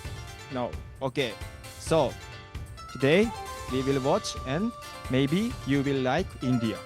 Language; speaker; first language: English; non-native, learner; Japanese